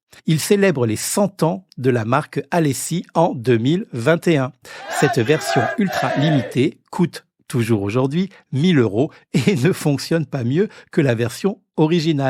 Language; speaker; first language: French; native; French